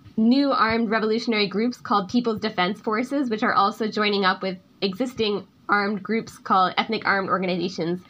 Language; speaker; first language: English; native; English